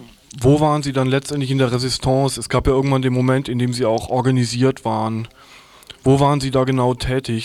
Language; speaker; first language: German; native; German